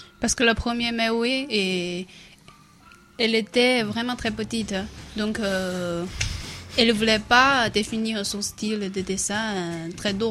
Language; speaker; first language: French; non-native, learner; Chinese